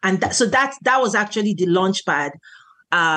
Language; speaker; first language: English; non-native, local second language; Yoruba